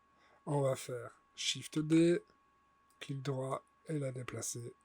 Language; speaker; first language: French; native; French